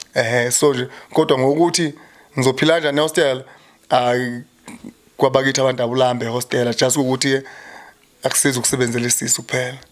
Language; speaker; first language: Zulu; native; Zulu